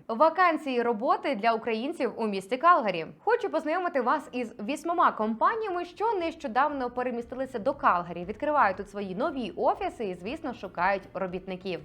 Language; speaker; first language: Ukrainian; native; Ukrainian